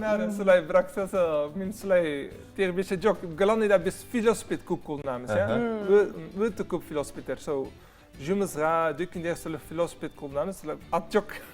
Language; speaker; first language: Kazakh; non-native, learner; Dutch